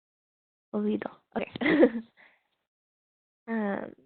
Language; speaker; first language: Spanish; non-native, learner; English